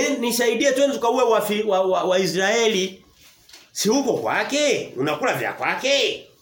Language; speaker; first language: Swahili; native; Swahili